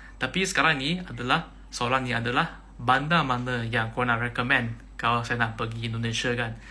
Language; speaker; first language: Malay; native; Malay